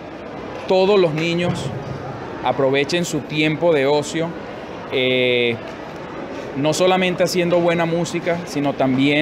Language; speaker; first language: Spanish; native; Spanish